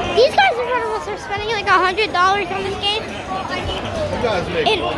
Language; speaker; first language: English; native; English